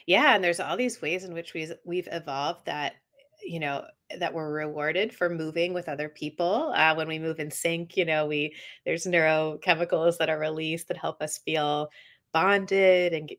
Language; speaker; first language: English; native; English